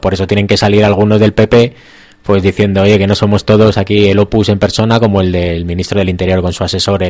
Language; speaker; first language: Spanish; native; Spanish